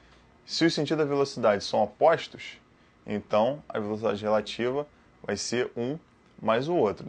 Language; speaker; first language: Portuguese; native; Portuguese